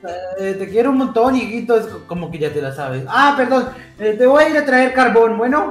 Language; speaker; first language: Spanish; native; Spanish